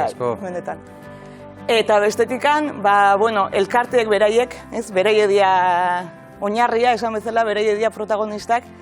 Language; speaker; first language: Basque; native; Basque